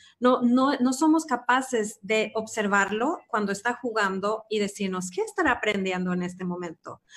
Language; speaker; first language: Spanish; non-native, fluent; Swedish